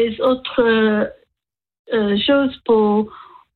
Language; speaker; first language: French; non-native, learner; English